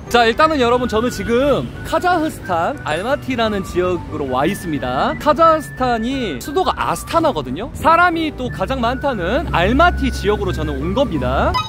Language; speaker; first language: Korean; native; Korean